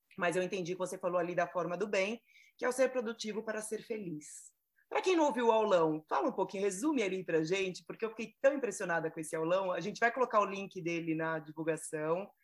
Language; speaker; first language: Portuguese; native; Portuguese